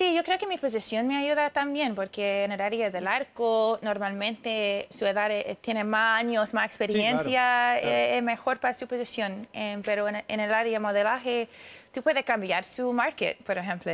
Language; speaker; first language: Spanish; early bilingual, heritage; English